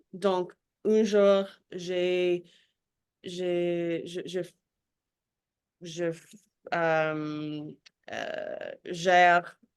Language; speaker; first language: French; non-native, learner; English